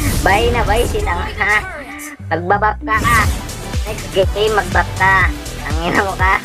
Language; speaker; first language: Filipino; non-native, local second language; Cebuano